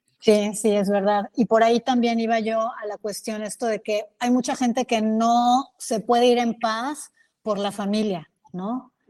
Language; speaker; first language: Spanish; native; Spanish